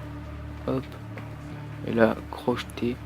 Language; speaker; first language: French; native; French